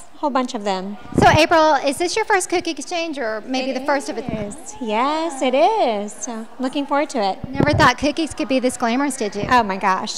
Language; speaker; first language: English; native; English